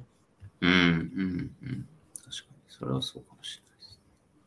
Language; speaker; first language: Japanese; native; Japanese